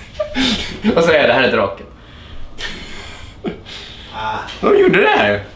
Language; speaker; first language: Swedish; native; Swedish